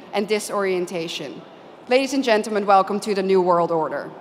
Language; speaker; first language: English; non-native, fluent; Dutch